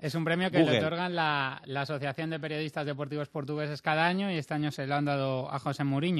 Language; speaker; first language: Spanish; native; Spanish